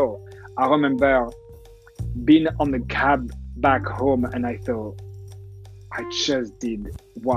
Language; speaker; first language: English; non-native, fluent; French